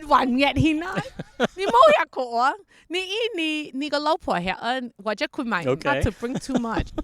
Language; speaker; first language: Cantonese; early bilingual, heritage; Cantonese